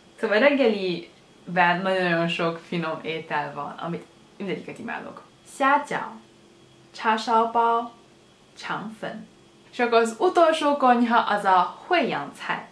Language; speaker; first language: Hungarian; early bilingual, other home language; Chinese